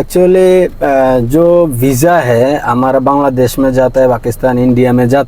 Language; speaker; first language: Hindi; non-native, fluent; Bangla